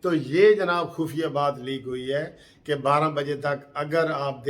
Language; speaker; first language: Urdu; native; Urdu